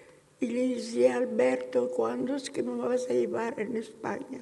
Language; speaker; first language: Spanish; early bilingual, heritage; Ladino